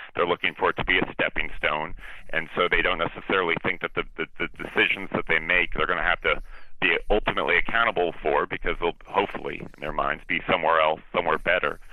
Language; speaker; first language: English; native; English